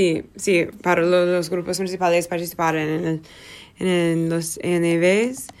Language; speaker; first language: Spanish; non-native, learner; Portuguese